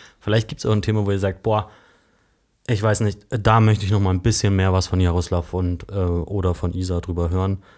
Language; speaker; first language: German; native; German